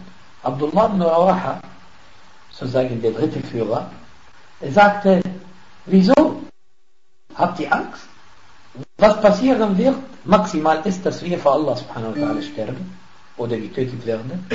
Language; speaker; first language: German; non-native, fluent; Arabic